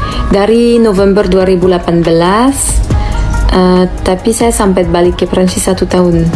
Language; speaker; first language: Indonesian; non-native, fluent; French